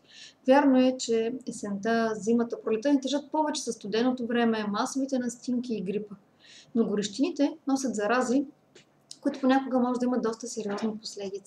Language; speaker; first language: Bulgarian; native; Bulgarian